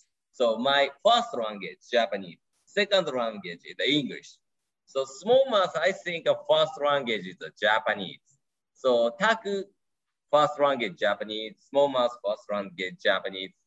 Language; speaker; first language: English; non-native, learner; Japanese